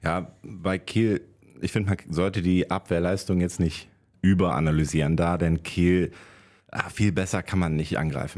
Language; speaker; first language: German; native; German